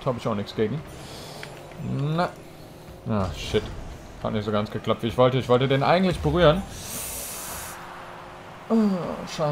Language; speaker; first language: German; native; German